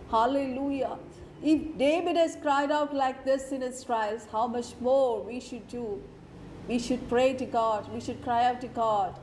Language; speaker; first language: English; non-native, local second language; Malayalam